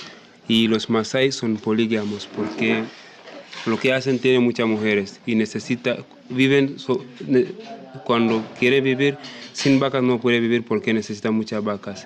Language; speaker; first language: Spanish; non-native, learner; Masai